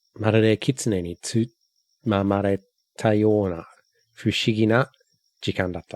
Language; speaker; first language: Japanese; non-native, learner; English